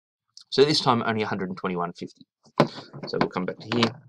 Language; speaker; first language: English; native; English